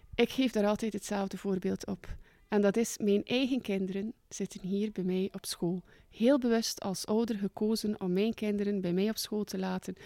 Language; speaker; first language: Dutch; native; Dutch